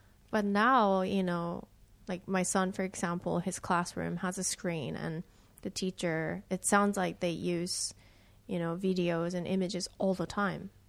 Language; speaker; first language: English; non-native, fluent; Japanese